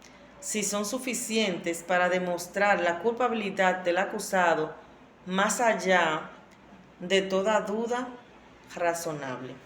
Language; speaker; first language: Spanish; native; Spanish